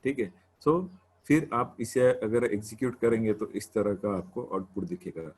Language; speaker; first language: Hindi; non-native, local second language; Marathi